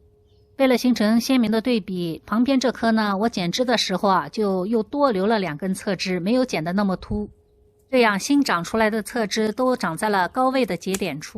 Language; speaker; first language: Chinese; native; Chinese